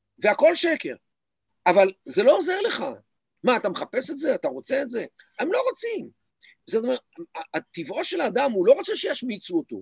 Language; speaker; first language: Hebrew; native; Hebrew